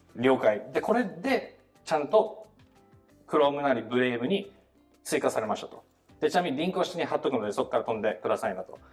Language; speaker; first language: Japanese; native; Japanese